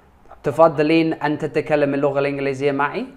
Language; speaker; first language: Arabic; non-native, learner; English